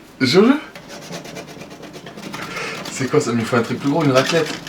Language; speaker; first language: French; native; French